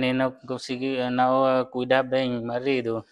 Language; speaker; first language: Portuguese; non-native, learner; Vietnamese